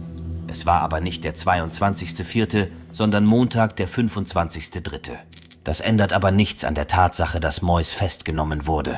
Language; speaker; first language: German; native; German